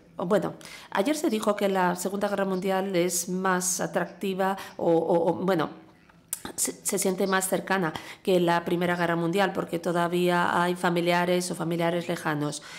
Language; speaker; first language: Spanish; non-native, fluent; English